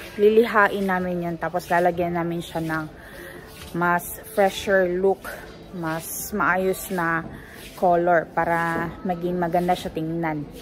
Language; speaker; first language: Filipino; non-native, local second language; Cebuano